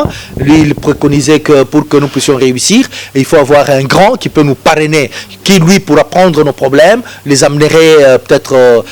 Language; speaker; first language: French; non-native, local second language; Lingala